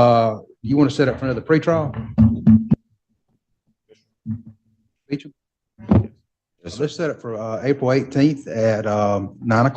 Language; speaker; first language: English; native; English